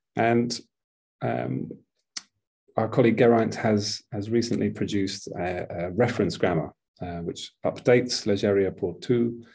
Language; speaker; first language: English; native; English